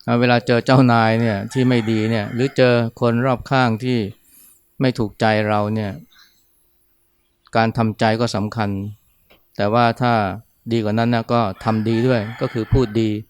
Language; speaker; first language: Thai; native; Thai